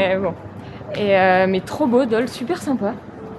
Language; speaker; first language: French; native; French